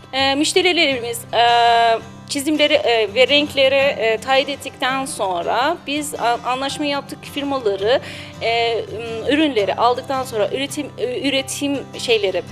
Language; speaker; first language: Turkish; non-native, learner; Persian